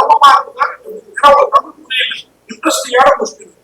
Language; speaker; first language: Tamil; native; Tamil